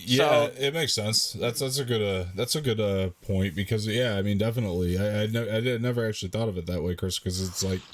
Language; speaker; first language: English; native; English